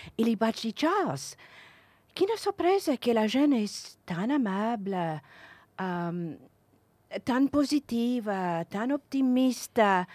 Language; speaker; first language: Catalan; non-native, fluent; English